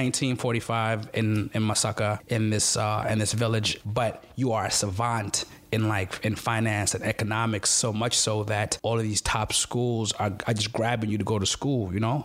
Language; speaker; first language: English; non-native, local second language; Ganda